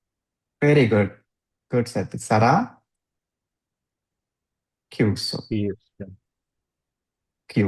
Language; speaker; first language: Italian; non-native, fluent; Tamil